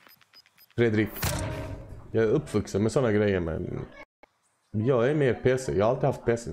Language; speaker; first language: Swedish; native; Swedish